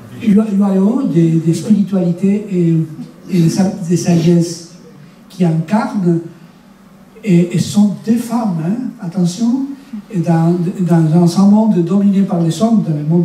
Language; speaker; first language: French; non-native, fluent; Spanish